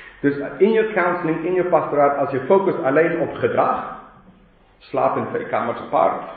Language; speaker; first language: Dutch; non-native, fluent; English